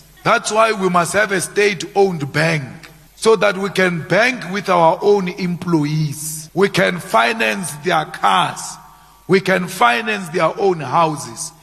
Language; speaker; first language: English; non-native, local second language; Northern Sotho